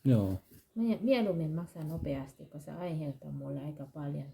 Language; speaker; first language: Finnish; non-native, learner; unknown